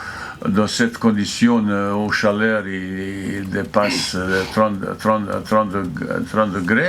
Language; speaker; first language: French; non-native, fluent; Bosnian